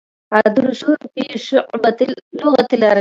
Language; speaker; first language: Arabic; non-native, learner; Tamil